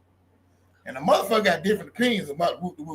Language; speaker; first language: English; native; English